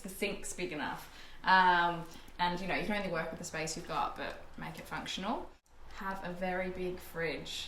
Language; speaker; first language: English; native; English